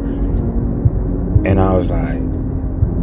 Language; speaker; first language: English; native; English